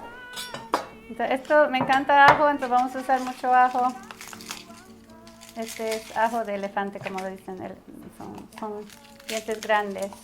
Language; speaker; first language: Spanish; early bilingual, heritage; Spanish